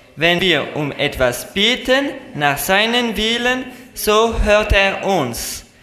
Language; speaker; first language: German; non-native, learner; French